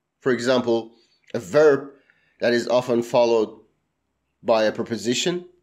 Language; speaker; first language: English; non-native, fluent; Persian